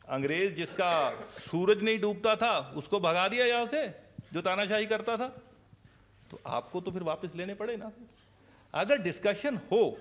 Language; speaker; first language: Hindi; non-native, local second language; Punjabi